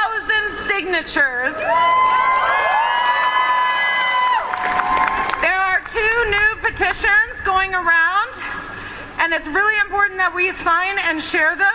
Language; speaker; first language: English; native; English